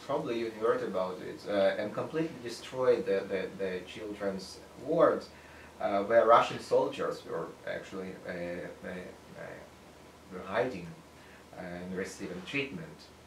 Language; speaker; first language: English; non-native, fluent; Ukrainian